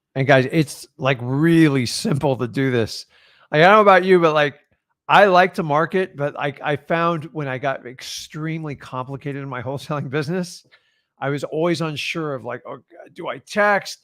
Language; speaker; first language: English; native; English